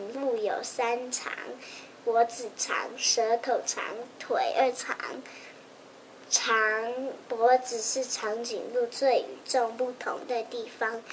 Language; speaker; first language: Chinese; native; Chinese